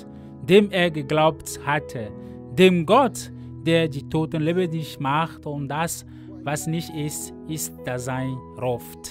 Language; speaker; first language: German; non-native, fluent; Ewe